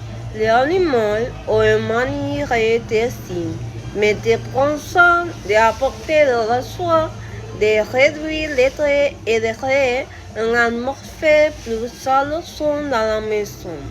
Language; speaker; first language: French; non-native, learner; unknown